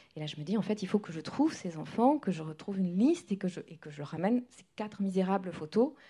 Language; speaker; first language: French; non-native, local second language; Kinyarwanda